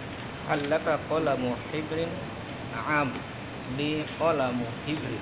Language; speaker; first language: Arabic; non-native, learner; Indonesian